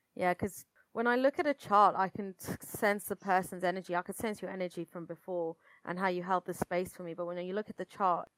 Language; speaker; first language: English; native; English